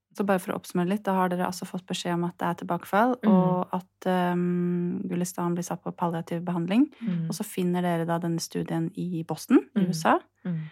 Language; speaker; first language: Norwegian; early bilingual, other home language; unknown